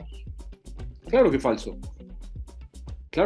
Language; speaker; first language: Spanish; native; Spanish